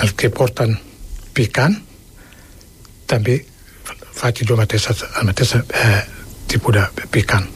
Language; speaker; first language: Catalan; non-native, fluent; Wolof